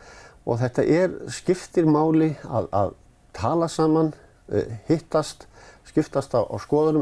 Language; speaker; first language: Icelandic; native; Icelandic